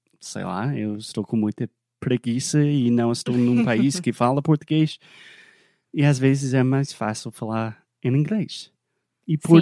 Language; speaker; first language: Portuguese; non-native, fluent; English